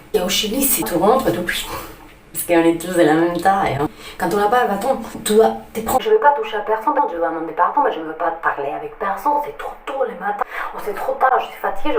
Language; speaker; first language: French; non-native, fluent; Spanish